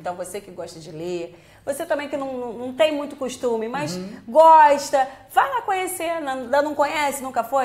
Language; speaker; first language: Portuguese; native; Portuguese